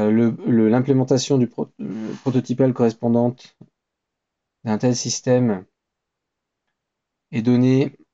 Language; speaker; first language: French; native; French